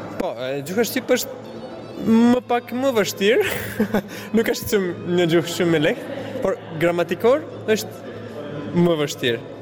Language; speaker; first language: Albanian; non-native, learner; Bulgarian